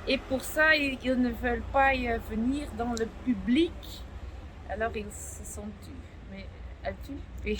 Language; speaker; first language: French; non-native, local second language; Dutch